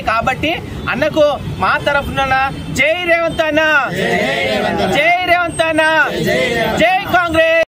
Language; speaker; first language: Telugu; native; Telugu